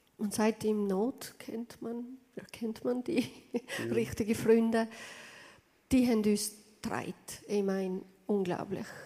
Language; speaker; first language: German; non-native, fluent; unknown